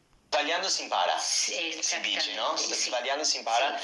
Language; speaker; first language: Italian; non-native, fluent; English